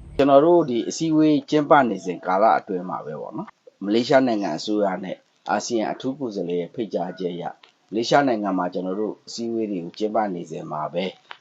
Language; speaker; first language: Burmese; non-native, local second language; Pa'o Karen